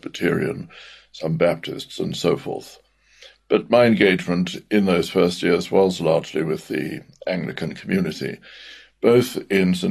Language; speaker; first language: English; native; English